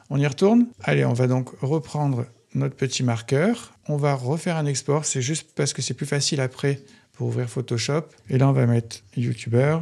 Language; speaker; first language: French; native; French